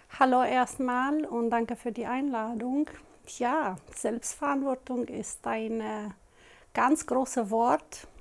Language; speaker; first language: German; non-native, local second language; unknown